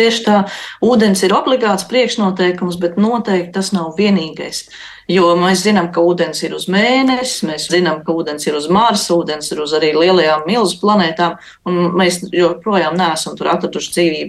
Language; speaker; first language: Latvian; native; Latvian